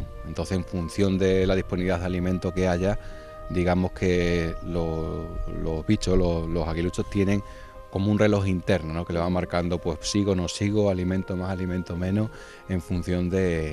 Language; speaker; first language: Spanish; native; Spanish